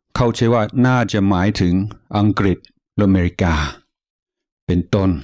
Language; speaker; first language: Thai; non-native, fluent; English